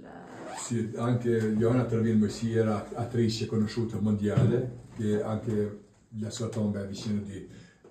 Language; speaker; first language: Italian; non-native, learner; Albanian